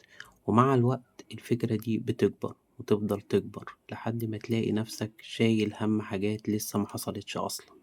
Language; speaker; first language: Arabic; native; Arabic